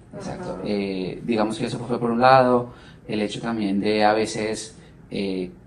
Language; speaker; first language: Spanish; native; Spanish